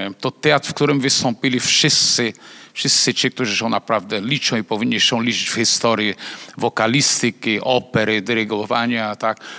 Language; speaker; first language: Polish; non-native, fluent; Portuguese